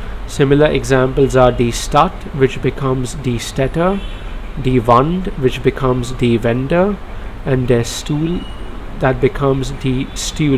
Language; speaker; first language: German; non-native, learner; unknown